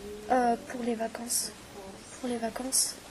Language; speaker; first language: French; non-native, learner; English